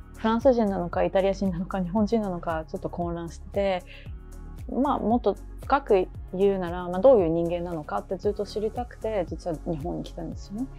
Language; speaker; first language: Japanese; early bilingual, heritage; Japanese